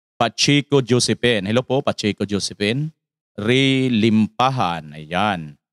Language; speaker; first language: Filipino; native; Filipino